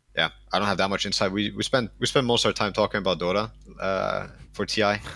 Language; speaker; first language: English; non-native, fluent; Danish